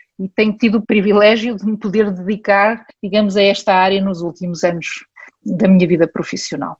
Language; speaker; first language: Portuguese; early bilingual, heritage; Portuguese